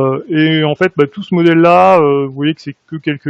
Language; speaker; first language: French; native; French